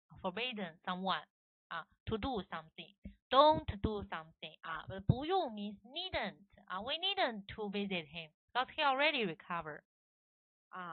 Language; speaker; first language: English; non-native, learner; Chinese